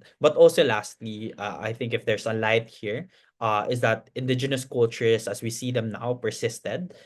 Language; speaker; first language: English; non-native, local second language; Cebuano